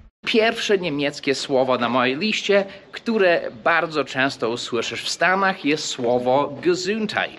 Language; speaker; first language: Polish; early bilingual, heritage; English